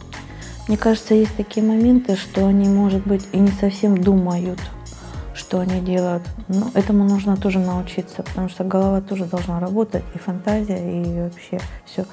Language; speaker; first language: Russian; native; Russian